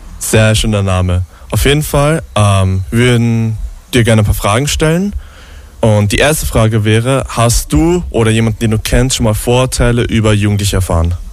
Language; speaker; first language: German; native; German